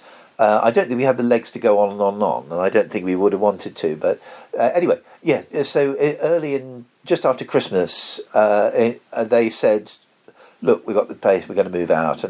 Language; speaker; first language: English; native; English